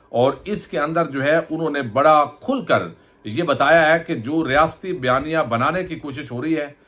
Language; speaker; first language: Urdu; native; Urdu